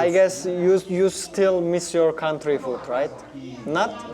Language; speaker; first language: English; non-native, learner; Turkish